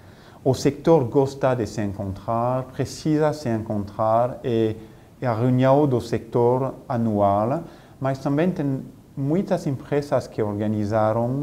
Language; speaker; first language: Portuguese; non-native, fluent; French